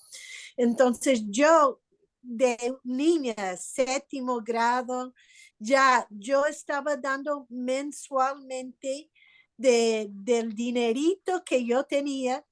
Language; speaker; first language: Spanish; non-native, fluent; English